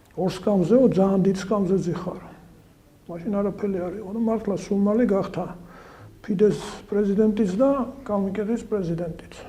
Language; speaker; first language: Georgian; native; Georgian